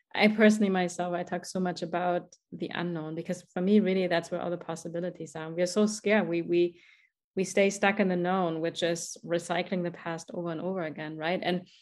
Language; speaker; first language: English; non-native, fluent; German